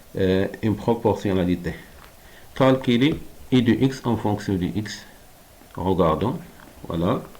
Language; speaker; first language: French; non-native, local second language; Arabic